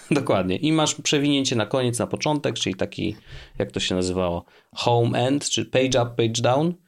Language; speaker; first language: Polish; native; Polish